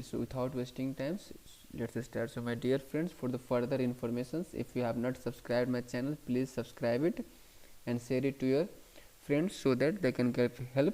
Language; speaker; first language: English; non-native, local second language; Hindi